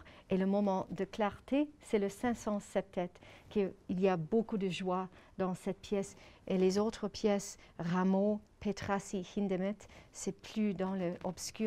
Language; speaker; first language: French; non-native, fluent; English